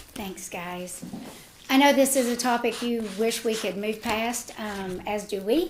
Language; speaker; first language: English; native; English